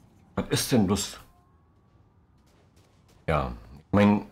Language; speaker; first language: German; native; German